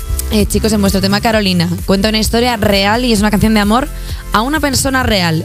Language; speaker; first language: Spanish; native; Spanish